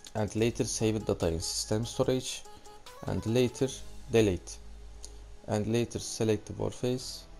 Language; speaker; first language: English; non-native, learner; Turkish